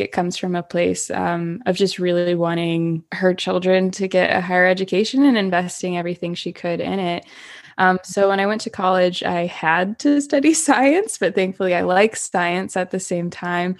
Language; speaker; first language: English; native; English